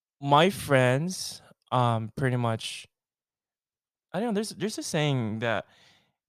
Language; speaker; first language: English; non-native, local second language; Filipino